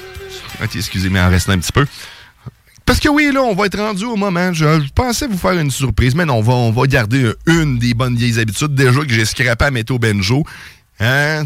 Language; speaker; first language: French; native; French